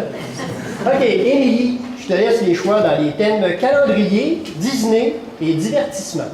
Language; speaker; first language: French; native; French